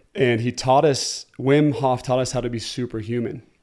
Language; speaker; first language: English; native; English